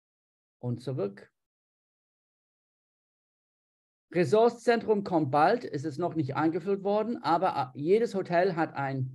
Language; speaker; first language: German; non-native, fluent; English